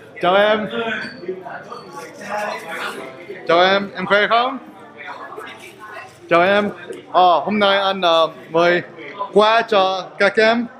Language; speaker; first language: Vietnamese; non-native, learner; English